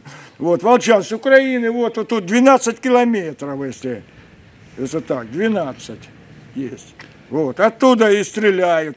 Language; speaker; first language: Russian; native; Russian